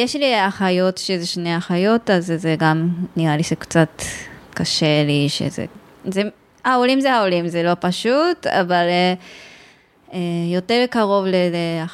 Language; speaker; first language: Hebrew; non-native, learner; Japanese